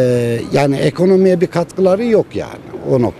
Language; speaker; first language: Turkish; native; Turkish